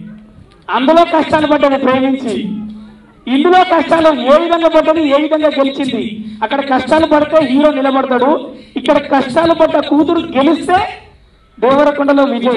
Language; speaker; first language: Telugu; native; Telugu